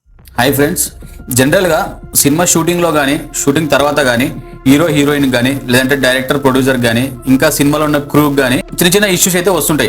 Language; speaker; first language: Telugu; native; Telugu